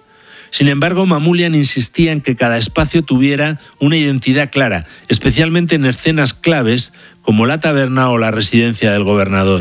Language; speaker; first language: Spanish; native; Spanish